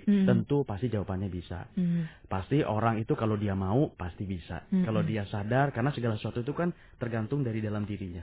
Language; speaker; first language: Indonesian; native; Indonesian